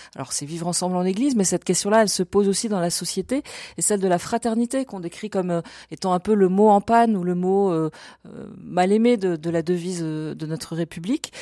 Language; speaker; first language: French; native; French